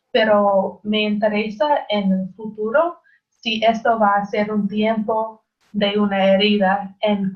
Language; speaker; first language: Spanish; non-native, learner; English